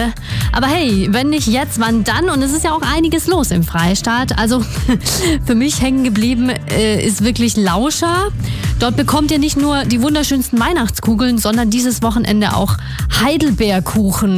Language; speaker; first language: German; native; German